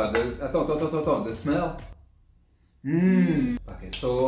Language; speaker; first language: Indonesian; non-native, fluent; French